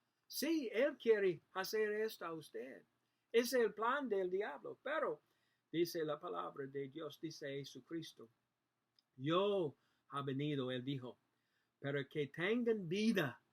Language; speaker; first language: Spanish; non-native, learner; English